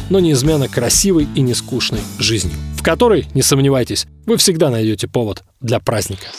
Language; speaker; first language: Russian; native; Russian